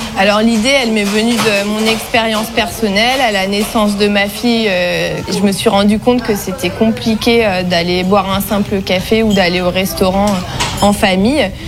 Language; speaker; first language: French; native; French